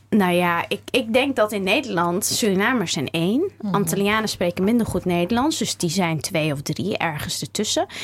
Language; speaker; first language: Dutch; early bilingual, other home language; Somali